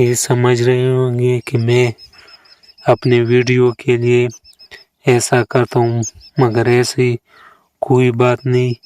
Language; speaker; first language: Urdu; non-native, local second language; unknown